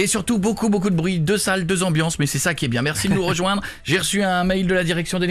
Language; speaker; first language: French; native; French